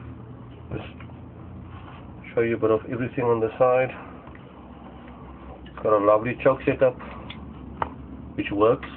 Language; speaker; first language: English; native; English